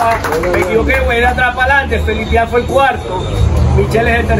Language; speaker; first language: Spanish; native; Spanish